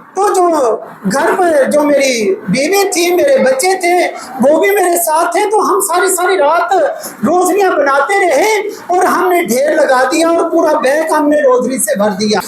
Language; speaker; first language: Urdu; non-native, local second language; Punjabi